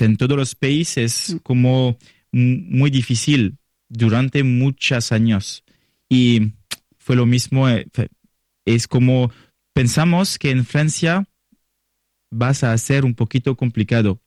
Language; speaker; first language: Spanish; non-native, learner; French